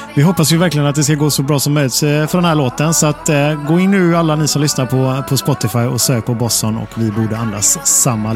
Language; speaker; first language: Swedish; native; Swedish